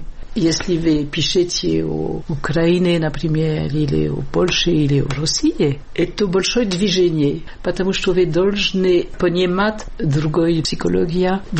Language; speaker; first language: Russian; non-native, learner; French